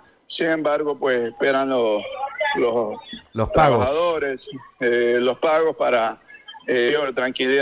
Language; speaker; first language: Spanish; native; Spanish